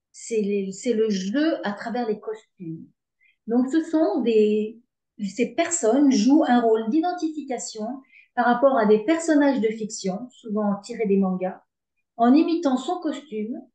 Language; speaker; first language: French; native; French